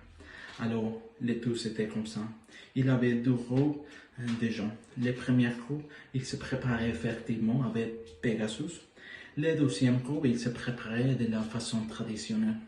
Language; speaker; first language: French; non-native, learner; Spanish